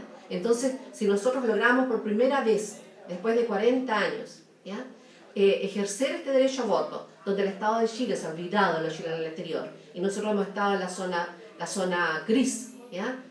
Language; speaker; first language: Spanish; native; Spanish